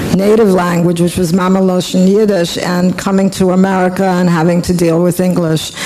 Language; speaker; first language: English; non-native, fluent; Polish